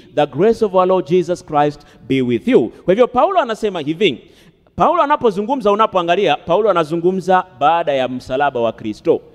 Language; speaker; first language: English; non-native, local second language; Swahili